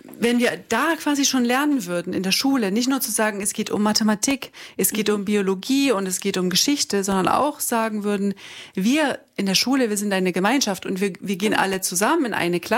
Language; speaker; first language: German; native; German